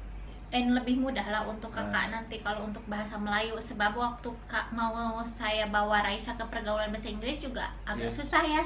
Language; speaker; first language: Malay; non-native, local second language; Sundanese